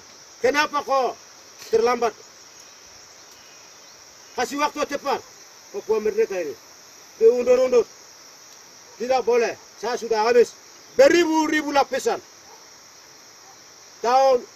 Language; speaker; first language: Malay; non-native, local second language; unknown